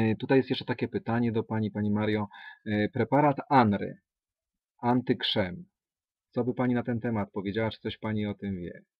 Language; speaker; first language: Polish; native; Polish